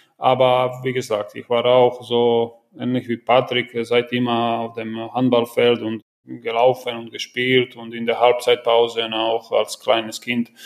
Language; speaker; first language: German; non-native, fluent; Croatian